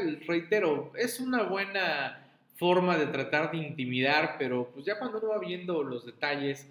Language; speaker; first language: Spanish; native; Spanish